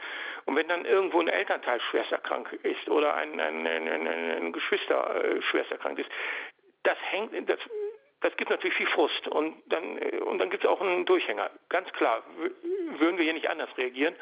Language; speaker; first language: German; native; German